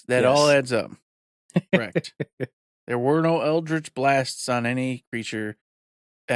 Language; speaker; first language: English; native; English